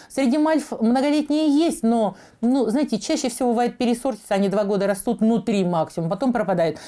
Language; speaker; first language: Russian; native; Russian